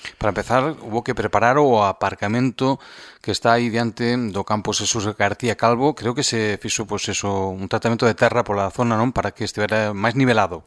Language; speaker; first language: Galician; native; Galician